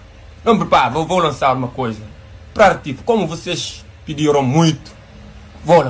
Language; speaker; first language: Portuguese; non-native, local second language; Kabuverdianu